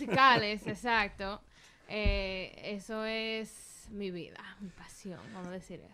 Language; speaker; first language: Spanish; early bilingual, heritage; Spanish